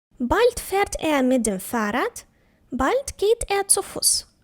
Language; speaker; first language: German; non-native, fluent; Ukrainian